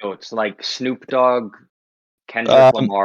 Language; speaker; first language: English; native; English